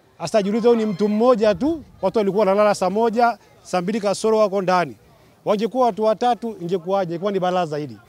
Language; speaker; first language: Swahili; native; Swahili